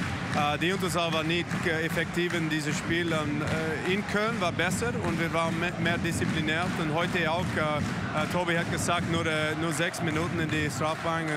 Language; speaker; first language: German; non-native, learner; English